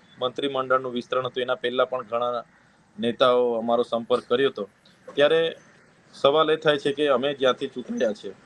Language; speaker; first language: Gujarati; non-native, local second language; Vasavi